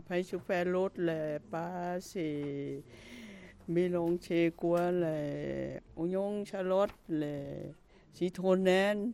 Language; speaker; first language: French; non-native, learner; Thai